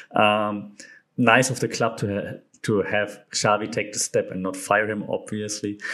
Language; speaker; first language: English; non-native, fluent; German